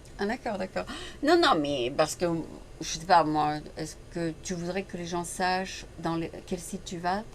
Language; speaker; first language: French; native; French